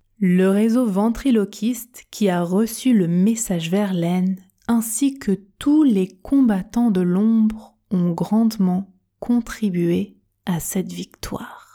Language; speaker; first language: French; native; French